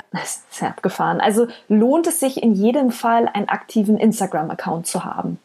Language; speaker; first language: German; native; German